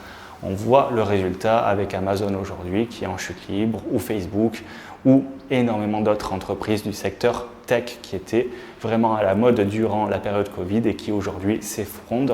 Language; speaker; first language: French; native; French